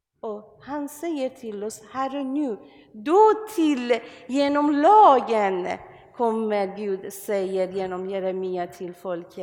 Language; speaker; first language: Swedish; non-native, learner; Persian